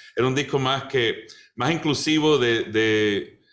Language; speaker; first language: Spanish; early bilingual, other home language; English